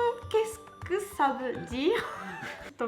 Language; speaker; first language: French; non-native, fluent; Japanese